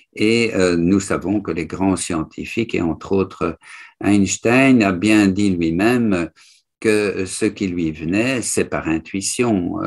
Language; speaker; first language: French; native; French